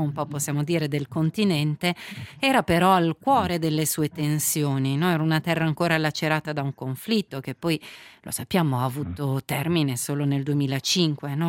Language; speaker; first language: Italian; native; Italian